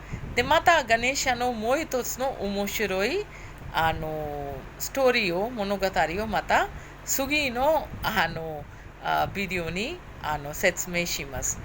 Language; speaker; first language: Japanese; non-native, fluent; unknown